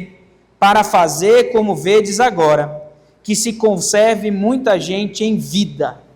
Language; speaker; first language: Portuguese; native; Portuguese